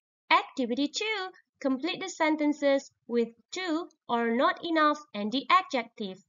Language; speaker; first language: English; non-native, local second language; Malay